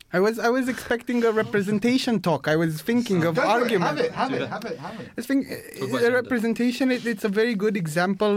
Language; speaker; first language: English; non-native, fluent; Romanian